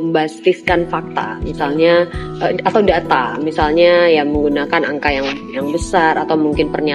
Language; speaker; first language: Indonesian; native; Indonesian